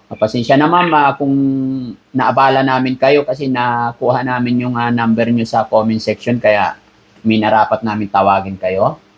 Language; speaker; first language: Filipino; native; Filipino